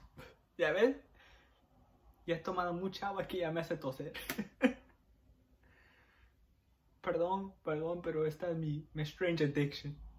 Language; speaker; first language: Spanish; early bilingual, heritage; Spanish